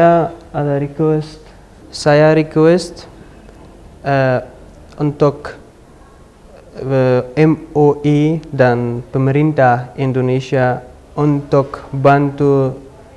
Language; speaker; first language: Indonesian; non-native, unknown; Pashto